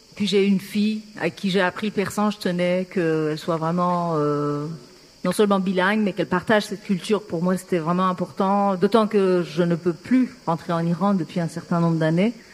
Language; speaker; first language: French; non-native, fluent; Persian